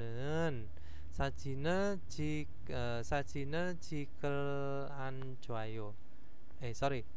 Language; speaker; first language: Korean; non-native, fluent; Indonesian